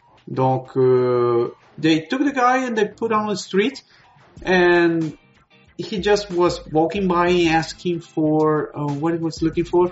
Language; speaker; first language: English; non-native, fluent; Portuguese